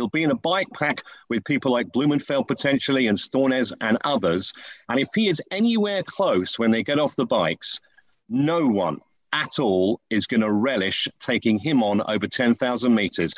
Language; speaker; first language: English; native; English